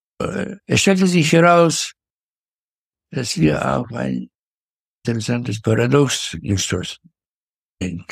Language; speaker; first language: German; non-native, fluent; Russian